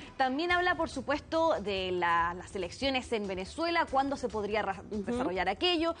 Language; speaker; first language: Spanish; native; Spanish